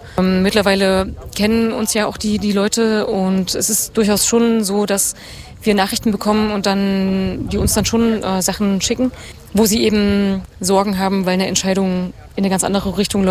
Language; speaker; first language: German; native; German